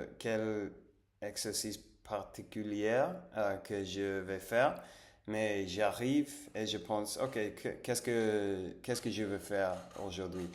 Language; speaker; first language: French; non-native, fluent; Spanish